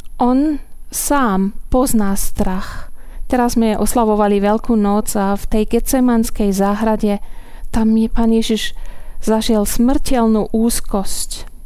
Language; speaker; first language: Slovak; non-native, fluent; German